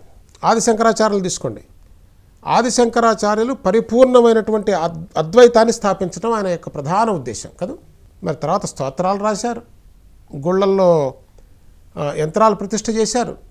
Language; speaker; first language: Telugu; native; Telugu